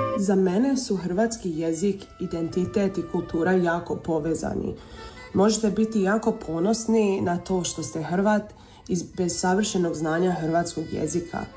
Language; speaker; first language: Croatian; early bilingual, heritage; Croatian